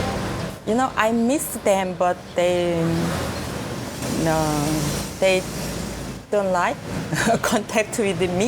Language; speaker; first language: English; non-native, learner; Korean